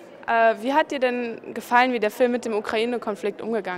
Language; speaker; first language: German; native; German